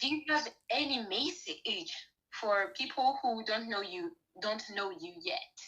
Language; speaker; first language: English; non-native, learner; French